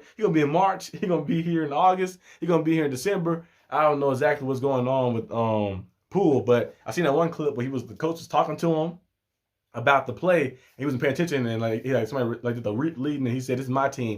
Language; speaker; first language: English; native; English